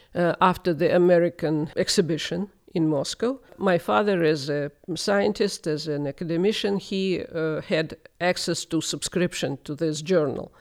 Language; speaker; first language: English; non-native, fluent; Russian